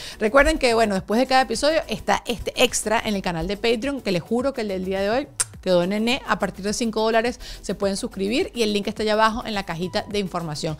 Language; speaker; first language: Spanish; native; Spanish